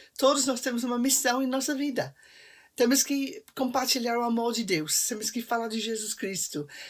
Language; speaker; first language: Portuguese; non-native, fluent; English